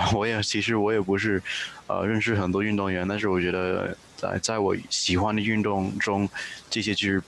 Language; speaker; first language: Chinese; early bilingual, heritage; Chinese